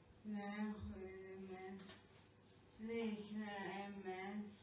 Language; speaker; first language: Swedish; non-native, fluent; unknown